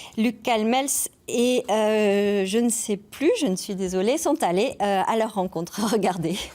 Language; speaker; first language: French; native; French